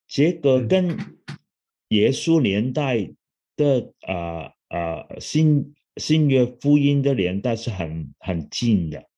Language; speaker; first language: Chinese; non-native, local second language; Cantonese